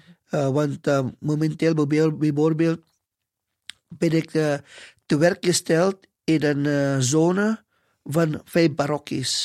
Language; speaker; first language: Dutch; non-native, fluent; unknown